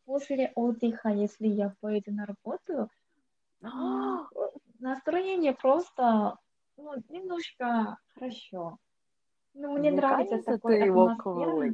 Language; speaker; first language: Russian; non-native, learner; Korean